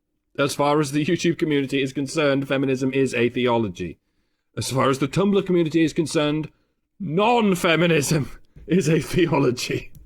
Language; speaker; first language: English; native; English